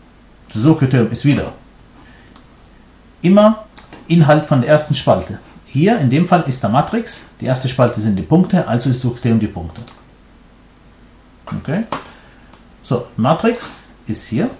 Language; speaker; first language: German; non-native, fluent; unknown